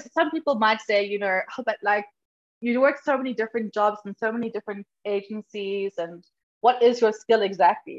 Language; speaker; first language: English; native; English